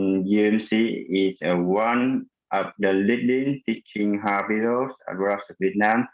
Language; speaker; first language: English; non-native, fluent; Vietnamese